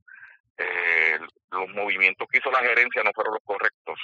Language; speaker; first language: Spanish; native; Spanish